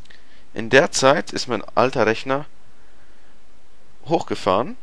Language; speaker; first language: German; native; German